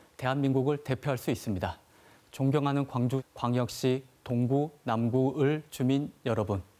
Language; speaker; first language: Korean; native; Korean